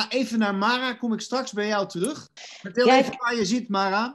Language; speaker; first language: Dutch; native; Dutch